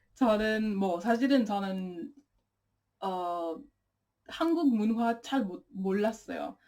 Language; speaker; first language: Korean; non-native, learner; English